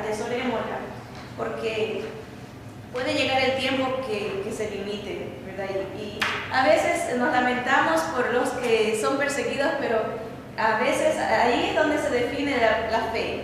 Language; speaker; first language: Spanish; native; Spanish